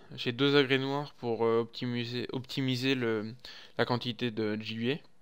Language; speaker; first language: French; native; French